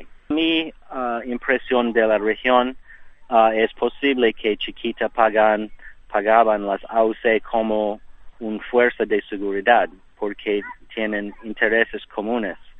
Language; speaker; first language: Spanish; non-native, learner; English